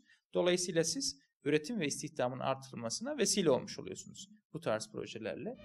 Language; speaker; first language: Turkish; native; Turkish